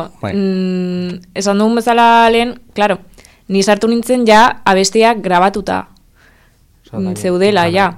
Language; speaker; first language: Basque; non-native, local second language; Spanish